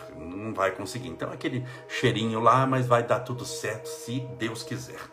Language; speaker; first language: Portuguese; native; Portuguese